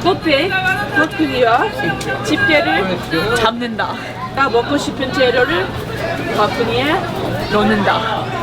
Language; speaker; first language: Korean; non-native, fluent; English